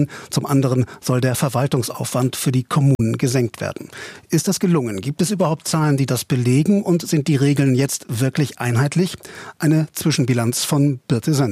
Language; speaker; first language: German; native; German